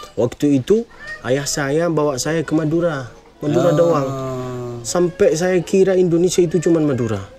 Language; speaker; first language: Indonesian; non-native, fluent; Arabic